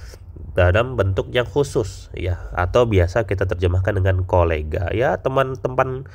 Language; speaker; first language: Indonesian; native; Indonesian